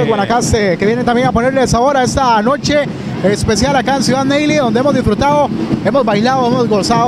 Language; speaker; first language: Spanish; native; Spanish